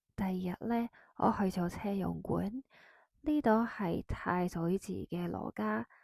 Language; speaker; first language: Cantonese; non-native, fluent; Japanese